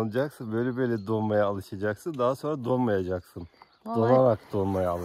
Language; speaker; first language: Turkish; native; Turkish